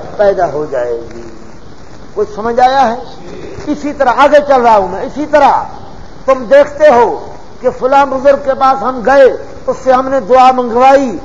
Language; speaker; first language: Urdu; non-native, local second language; Punjabi